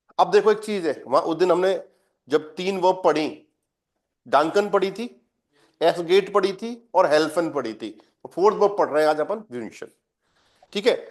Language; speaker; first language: Hindi; native; Hindi